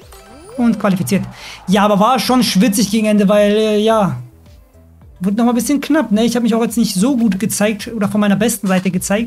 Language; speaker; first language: German; native; German